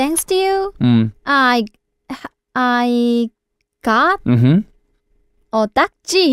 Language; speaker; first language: English; non-native, learner; Korean